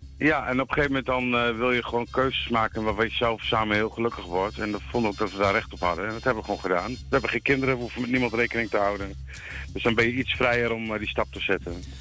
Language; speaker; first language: Dutch; native; Dutch